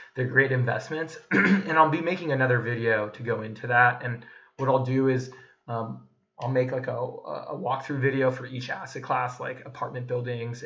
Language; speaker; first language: English; native; English